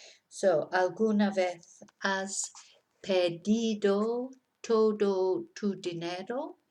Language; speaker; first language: Spanish; non-native, fluent; English